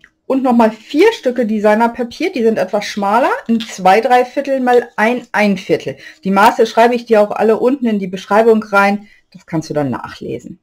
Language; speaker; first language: German; native; German